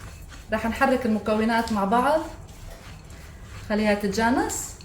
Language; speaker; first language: Arabic; native; Arabic